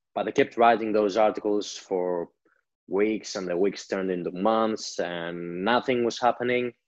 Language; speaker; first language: English; non-native, fluent; Greek